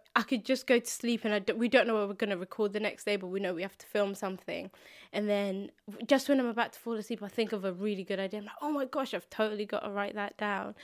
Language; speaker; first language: English; early bilingual, other home language; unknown